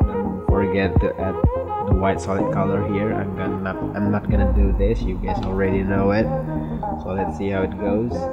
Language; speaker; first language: English; non-native, fluent; Indonesian